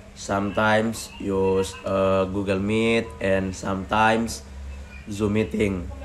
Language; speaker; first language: English; non-native, learner; Indonesian